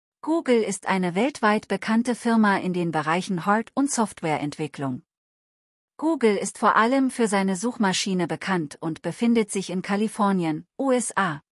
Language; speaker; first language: German; non-native, learner; Telugu